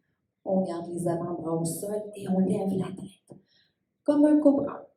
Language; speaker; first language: French; native; French